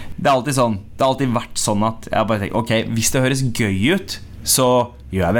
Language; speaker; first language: Norwegian; early bilingual, other home language; Punjabi